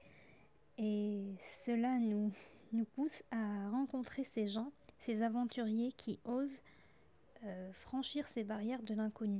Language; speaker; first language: French; non-native, local second language; Arabic